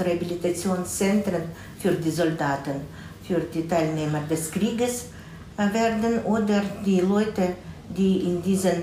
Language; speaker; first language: German; non-native, fluent; Russian